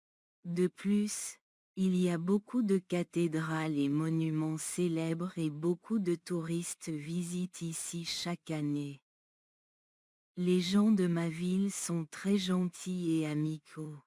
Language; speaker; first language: French; non-native, learner; Bangla